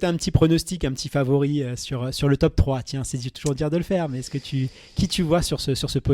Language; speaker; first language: French; native; French